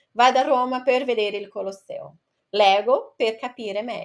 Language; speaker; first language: Italian; non-native, fluent; Portuguese